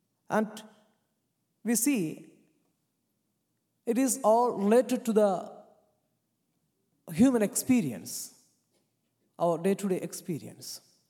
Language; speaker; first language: English; non-native, local second language; Malayalam